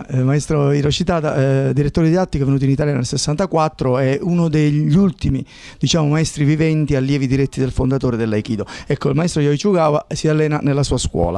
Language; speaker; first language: Italian; native; Italian